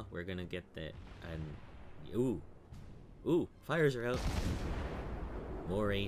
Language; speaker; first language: English; native; English